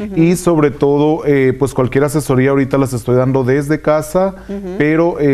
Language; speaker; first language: Spanish; native; Spanish